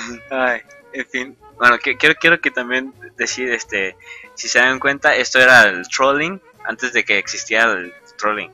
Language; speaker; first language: Spanish; native; Spanish